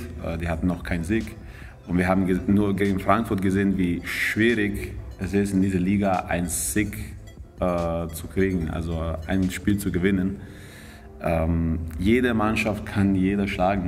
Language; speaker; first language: German; non-native, fluent; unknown